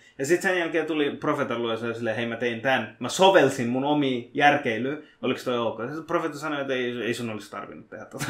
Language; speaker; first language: Finnish; early bilingual, other home language; Bangla